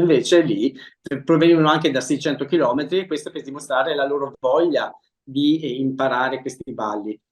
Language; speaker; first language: Italian; native; Italian